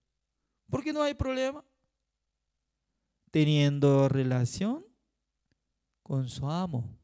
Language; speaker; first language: Spanish; non-native, fluent; Korean